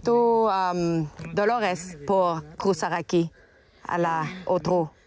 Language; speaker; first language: Spanish; non-native, learner; English